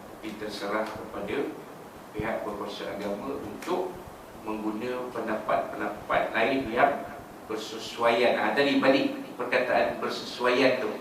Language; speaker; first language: Malay; native; Malay